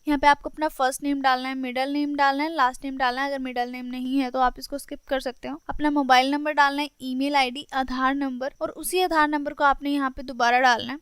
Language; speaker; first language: Hindi; native; Hindi